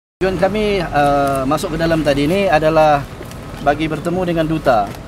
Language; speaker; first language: Malay; native; Malay